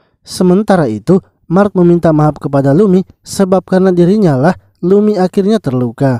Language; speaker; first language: Indonesian; native; Indonesian